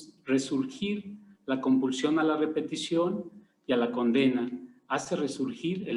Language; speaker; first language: Spanish; native; Spanish